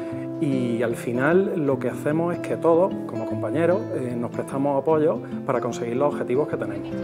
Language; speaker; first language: Spanish; native; Spanish